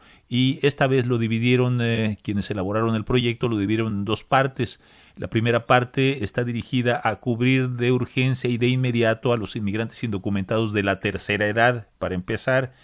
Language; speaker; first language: Spanish; native; Spanish